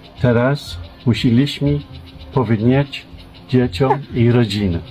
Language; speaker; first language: Polish; non-native, learner; English